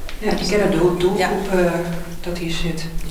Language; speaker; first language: Dutch; non-native, learner; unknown